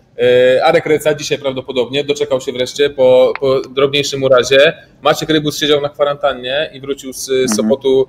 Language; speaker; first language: Polish; native; Polish